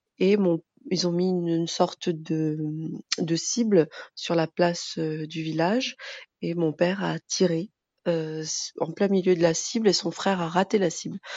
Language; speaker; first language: French; early bilingual, other home language; Arabic